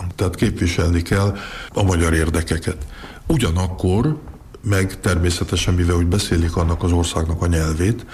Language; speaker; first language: Hungarian; early bilingual, heritage; Hungarian